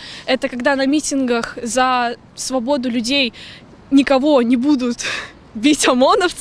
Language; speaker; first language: Russian; native; Russian